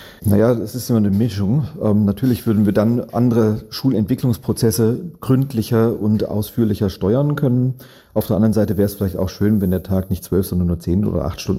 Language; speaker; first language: German; native; German